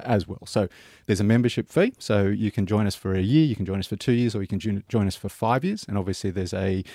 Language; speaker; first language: English; native; English